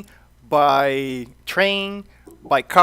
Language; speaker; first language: English; non-native, fluent; Portuguese